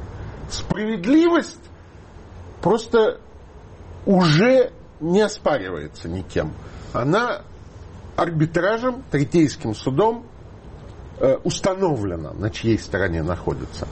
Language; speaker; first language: Russian; native; Russian